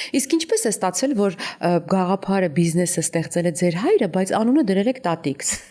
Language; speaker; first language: Armenian; native; Armenian